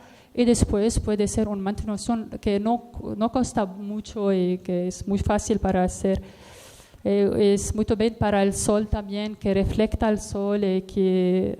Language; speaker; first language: Spanish; non-native, learner; Arabic